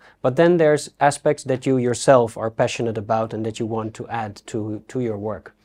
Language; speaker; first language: English; non-native, fluent; Dutch